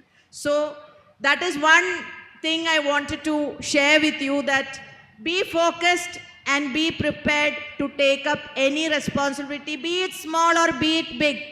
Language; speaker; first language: English; non-native, local second language; Malayalam